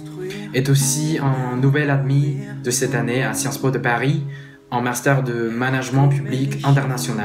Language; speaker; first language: French; non-native, fluent; Chinese